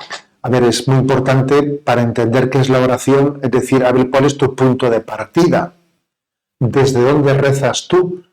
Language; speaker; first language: Spanish; native; Spanish